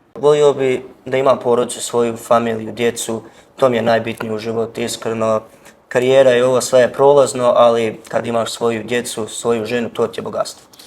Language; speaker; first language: Bosnian; early bilingual, heritage; Bosnian